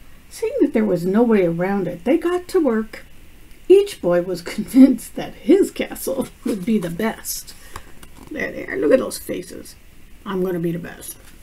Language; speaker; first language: English; native; English